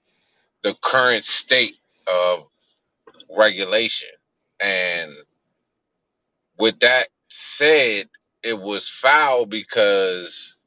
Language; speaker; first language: English; native; English